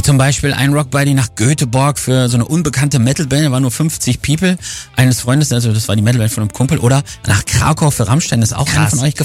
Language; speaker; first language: German; native; German